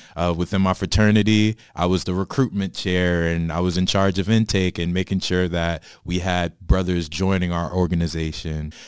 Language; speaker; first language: English; native; English